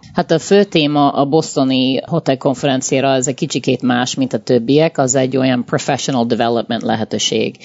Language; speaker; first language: Hungarian; early bilingual, heritage; Hungarian